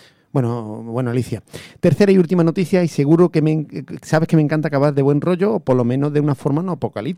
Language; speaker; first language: Spanish; native; Spanish